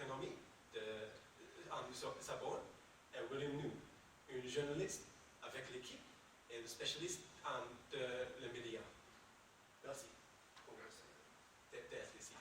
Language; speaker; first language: French; non-native, learner; English